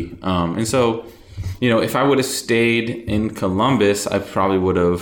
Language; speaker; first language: English; native; English